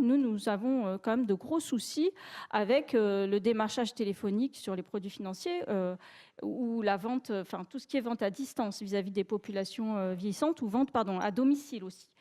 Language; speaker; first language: French; native; French